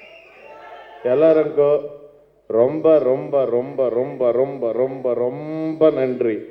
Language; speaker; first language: Tamil; non-native, learner; Telugu